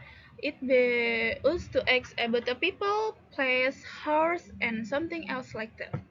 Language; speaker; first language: English; non-native, learner; Indonesian